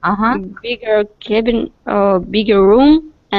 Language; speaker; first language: English; non-native, learner; Russian